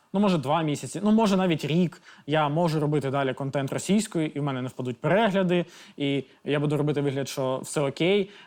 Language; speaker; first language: Ukrainian; non-native, local second language; Russian